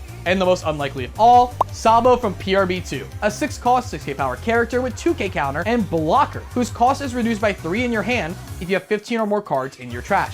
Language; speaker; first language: English; native; English